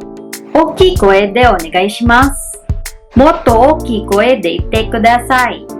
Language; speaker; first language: Japanese; non-native, learner; Filipino